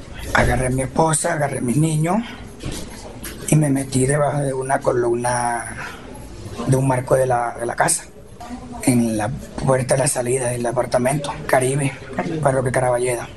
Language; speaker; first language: Spanish; native; Spanish